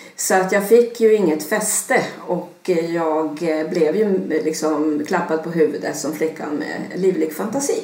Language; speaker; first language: Swedish; early bilingual, other home language; Serbian